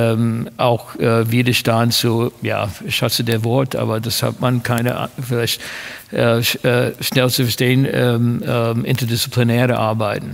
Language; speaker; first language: German; non-native, fluent; English